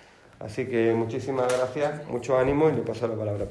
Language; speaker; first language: Spanish; native; Spanish